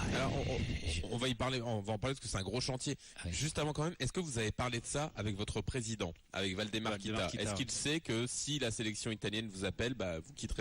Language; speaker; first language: French; native; French